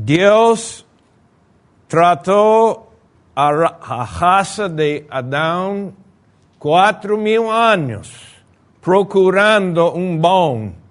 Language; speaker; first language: Portuguese; non-native, fluent; Spanish